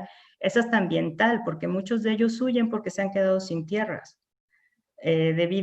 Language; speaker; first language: Spanish; native; Spanish